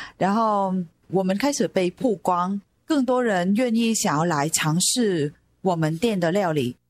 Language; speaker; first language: Chinese; non-native, fluent; Vietnamese